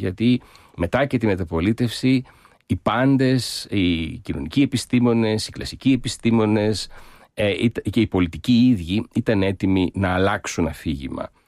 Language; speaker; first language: Greek; early bilingual, heritage; Greek